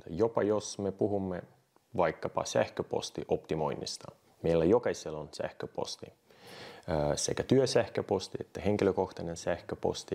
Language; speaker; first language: Finnish; non-native, fluent; Russian